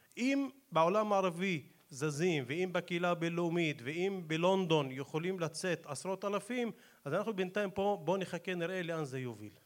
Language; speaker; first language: Hebrew; non-native, local second language; Arabic